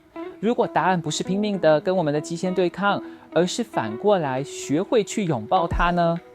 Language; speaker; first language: Chinese; native; Chinese